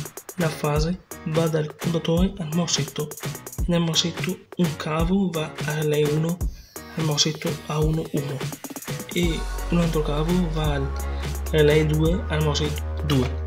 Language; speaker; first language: Italian; native; Italian